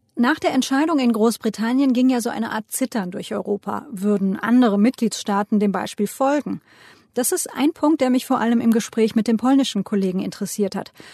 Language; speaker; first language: German; early bilingual, other home language; Turkish